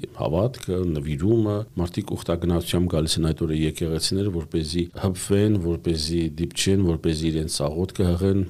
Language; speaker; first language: Armenian; native; Armenian